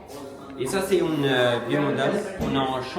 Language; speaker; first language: French; non-native, learner; Italian